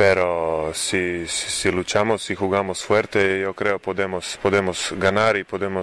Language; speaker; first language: Spanish; non-native, learner; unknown